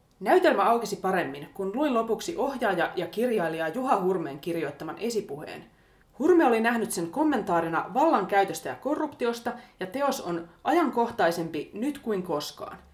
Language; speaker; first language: Finnish; native; Finnish